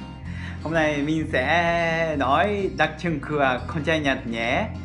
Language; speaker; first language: Vietnamese; non-native, fluent; Japanese